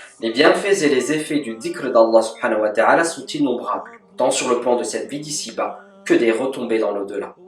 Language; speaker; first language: French; native; French